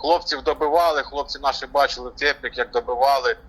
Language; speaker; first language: Ukrainian; non-native, local second language; Russian